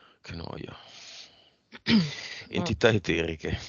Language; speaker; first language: Italian; native; Italian